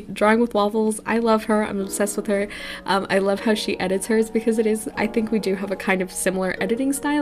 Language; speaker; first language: English; native; English